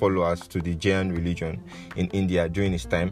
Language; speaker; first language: English; non-native, local second language; Yoruba